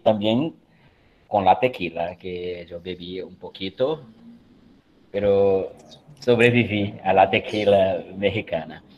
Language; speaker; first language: Spanish; non-native, fluent; Portuguese